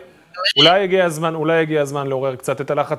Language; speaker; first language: Hebrew; native; Hebrew